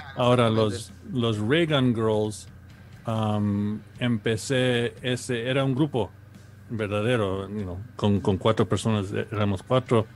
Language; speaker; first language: Spanish; early bilingual, heritage; Spanish